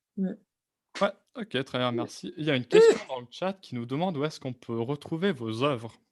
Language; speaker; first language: French; native; French